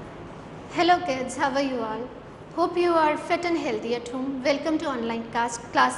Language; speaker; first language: English; non-native, local second language; Hindi